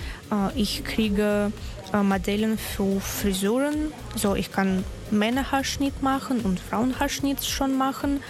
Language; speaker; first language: German; non-native, learner; Russian